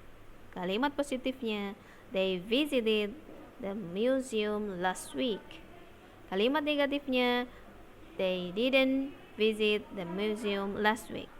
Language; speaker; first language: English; non-native, learner; Indonesian